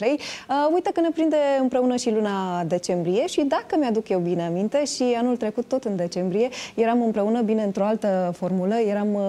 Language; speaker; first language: Romanian; native; Romanian